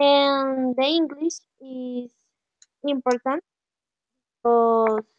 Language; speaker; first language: English; non-native, learner; Spanish